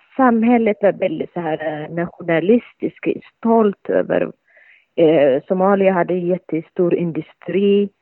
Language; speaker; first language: Swedish; non-native, fluent; Somali